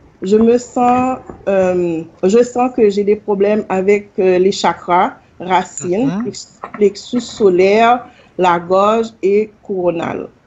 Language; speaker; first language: French; non-native, local second language; Haitian Creole